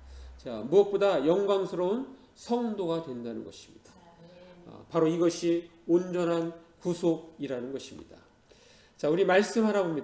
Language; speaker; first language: Korean; native; Korean